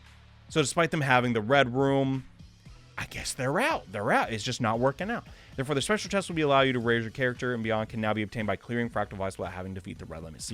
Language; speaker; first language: English; native; English